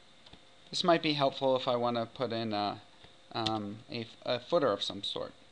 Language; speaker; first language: English; native; English